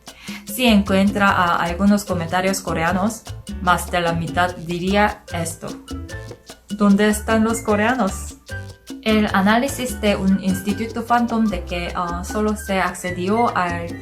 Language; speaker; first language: Spanish; non-native, learner; Korean